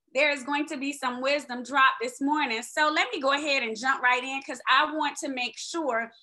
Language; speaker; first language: English; native; English